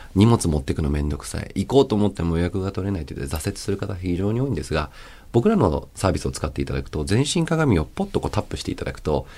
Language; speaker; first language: Japanese; early bilingual, other home language; Chinese